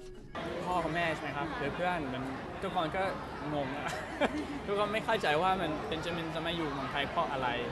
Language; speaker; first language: Thai; non-native, learner; English